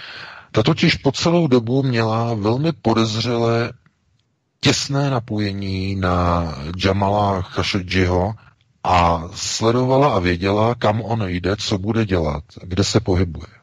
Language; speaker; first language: Czech; native; Czech